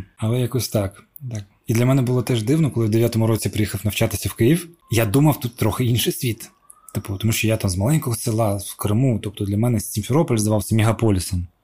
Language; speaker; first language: Ukrainian; non-native, local second language; Russian